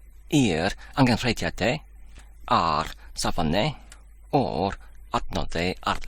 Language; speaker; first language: Welsh; non-native, learner; English